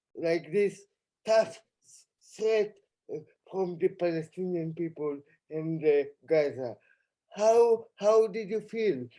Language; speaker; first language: English; non-native, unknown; Hebrew